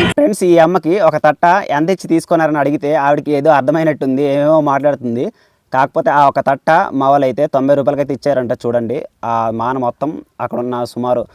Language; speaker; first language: Telugu; native; Telugu